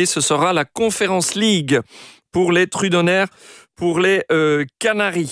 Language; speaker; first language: French; native; French